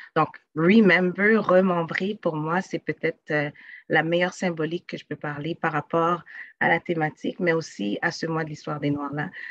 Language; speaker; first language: French; native; French